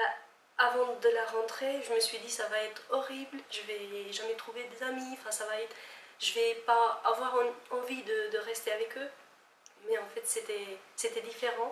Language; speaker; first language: French; non-native, fluent; Albanian